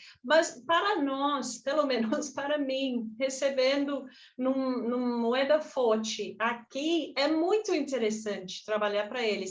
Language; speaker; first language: Portuguese; non-native, fluent; English